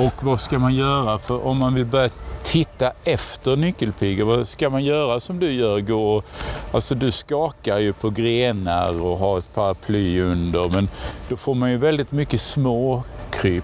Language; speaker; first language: Swedish; native; Swedish